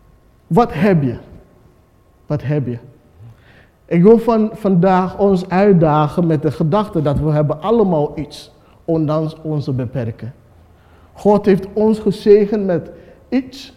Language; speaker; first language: Dutch; non-native, fluent; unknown